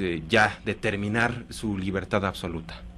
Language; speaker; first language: Spanish; native; Spanish